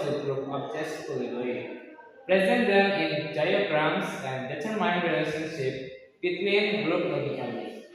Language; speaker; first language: English; non-native, learner; Indonesian